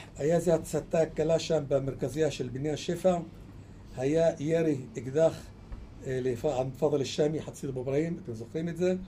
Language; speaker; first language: Hebrew; non-native, local second language; Arabic